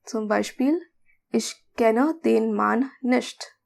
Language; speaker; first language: German; non-native, fluent; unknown